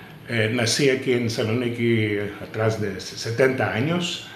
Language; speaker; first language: Spanish; early bilingual, heritage; Ladino